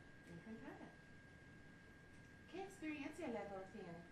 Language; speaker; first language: Spanish; non-native, learner; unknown